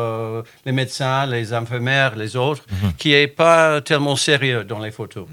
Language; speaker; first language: French; non-native, fluent; English